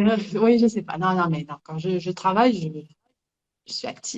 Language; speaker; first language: French; native; French